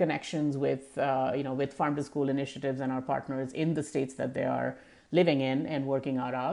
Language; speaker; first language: English; non-native, local second language; Hindi